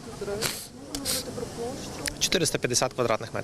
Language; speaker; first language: Ukrainian; native; Ukrainian